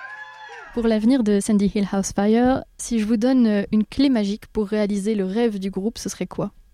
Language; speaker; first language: French; native; French